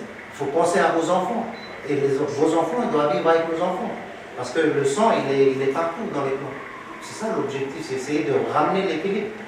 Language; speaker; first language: French; native; French